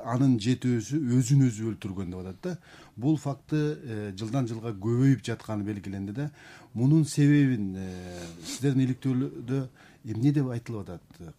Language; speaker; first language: Kyrgyz; native; Kyrgyz